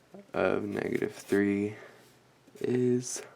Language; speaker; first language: English; native; English